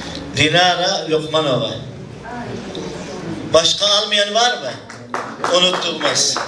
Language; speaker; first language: Turkish; native; Turkish